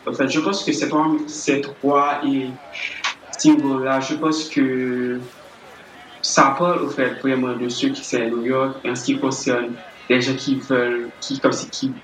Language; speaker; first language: French; native; French